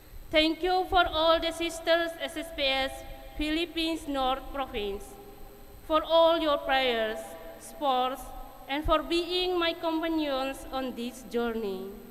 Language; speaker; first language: English; non-native, fluent; Indonesian